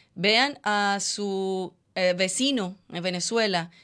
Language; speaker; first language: English; non-native, fluent; Spanish